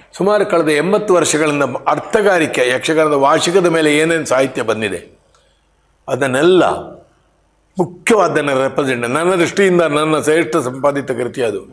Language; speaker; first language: Kannada; non-native, local second language; Konkani